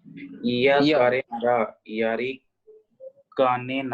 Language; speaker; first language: Japanese; non-native, learner; Hindi